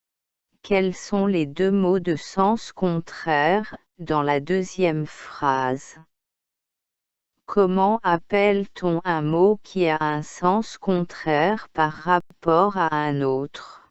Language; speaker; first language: French; non-native, local second language; Arabic